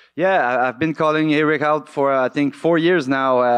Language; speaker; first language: English; native; English